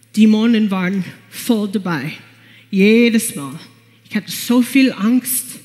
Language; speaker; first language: German; non-native, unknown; English